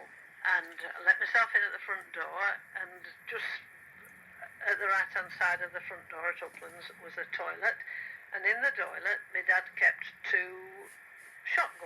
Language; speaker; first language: English; native; English